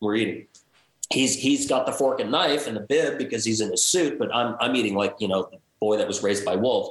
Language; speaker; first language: English; native; English